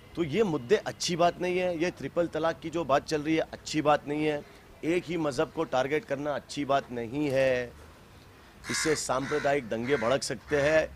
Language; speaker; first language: Hindi; native; Hindi